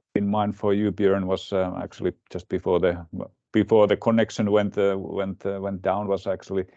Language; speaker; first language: English; non-native, fluent; Finnish